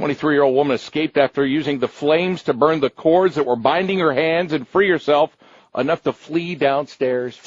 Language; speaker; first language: English; native; English